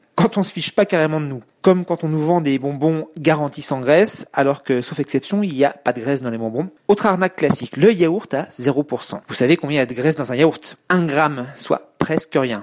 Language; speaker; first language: French; native; French